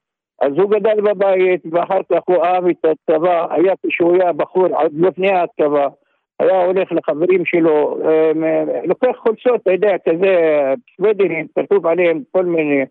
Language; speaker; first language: Hebrew; non-native, local second language; Arabic